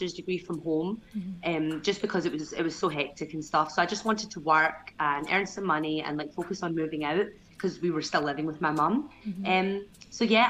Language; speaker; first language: English; native; English